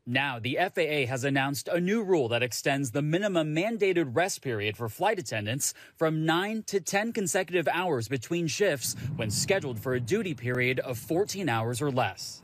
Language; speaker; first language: English; native; English